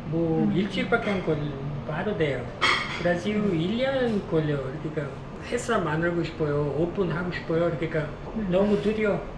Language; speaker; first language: Korean; non-native, learner; Portuguese